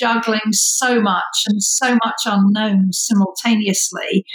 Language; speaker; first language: English; native; English